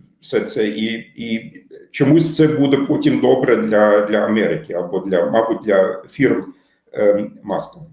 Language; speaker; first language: Ukrainian; non-native, fluent; German